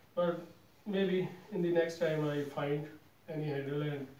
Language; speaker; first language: English; non-native, local second language; Urdu